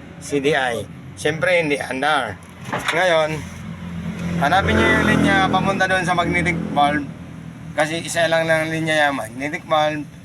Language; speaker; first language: Filipino; non-native, local second language; Bikol